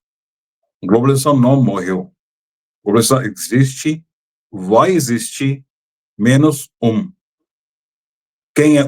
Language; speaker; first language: Portuguese; non-native, fluent; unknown